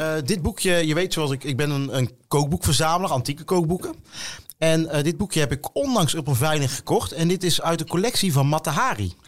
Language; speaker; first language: Dutch; native; Dutch